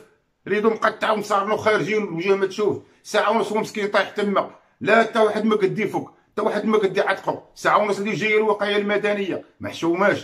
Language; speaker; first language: Arabic; native; Arabic